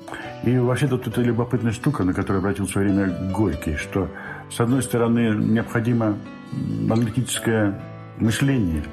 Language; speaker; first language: Russian; native; Russian